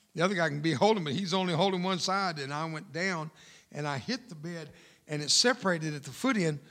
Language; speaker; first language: English; early bilingual, other home language; Spanish